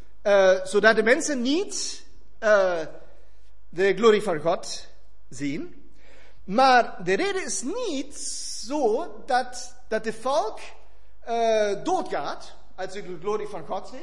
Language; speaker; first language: Dutch; non-native, fluent; German